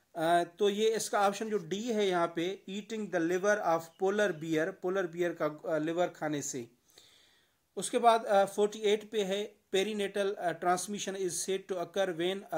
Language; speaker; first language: Urdu; non-native, local second language; Sindhi